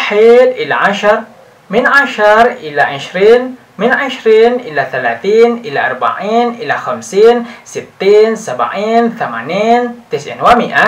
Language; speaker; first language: Arabic; non-native, learner; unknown